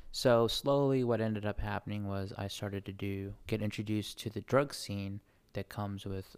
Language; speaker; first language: English; native; English